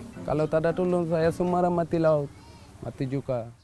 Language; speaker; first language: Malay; non-native, learner; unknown